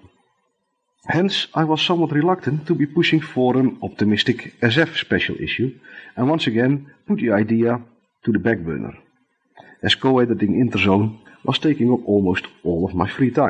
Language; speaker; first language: English; non-native, fluent; Dutch